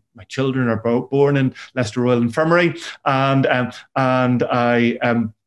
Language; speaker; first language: English; native; English